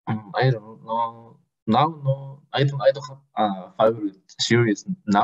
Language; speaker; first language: English; non-native, learner; Spanish